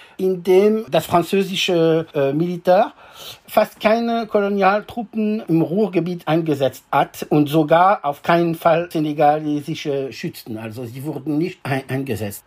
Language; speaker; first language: German; non-native, fluent; French